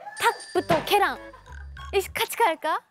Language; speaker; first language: Korean; non-native, learner; Japanese